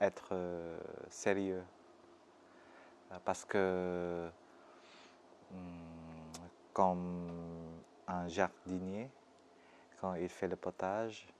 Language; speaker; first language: French; non-native, fluent; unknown